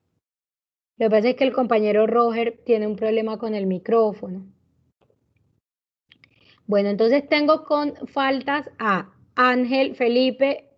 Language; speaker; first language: Spanish; native; Spanish